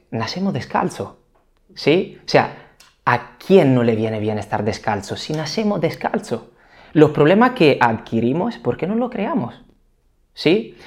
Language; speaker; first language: Spanish; non-native, fluent; Italian